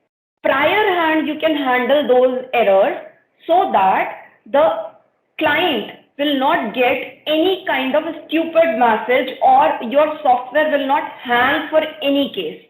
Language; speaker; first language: English; non-native, local second language; Hindi